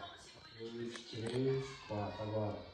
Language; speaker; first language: Portuguese; native; Portuguese